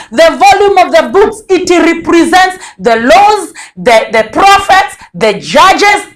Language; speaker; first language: English; non-native, local second language; Swahili